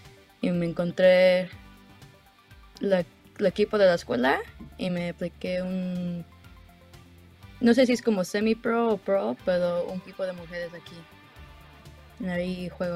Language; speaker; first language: Spanish; early bilingual, heritage; Spanish